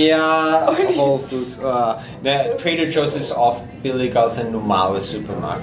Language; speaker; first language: German; non-native, fluent; English